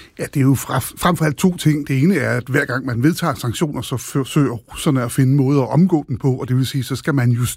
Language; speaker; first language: Danish; native; Danish